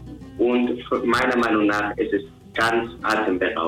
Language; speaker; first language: German; non-native, fluent; Spanish